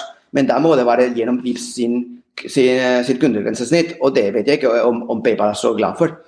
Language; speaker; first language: Norwegian; non-native, fluent; Spanish